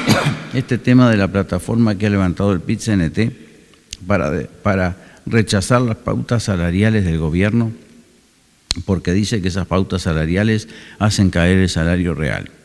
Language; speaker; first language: Spanish; native; Spanish